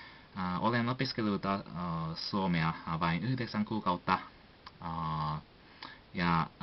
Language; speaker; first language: Finnish; non-native, learner; Japanese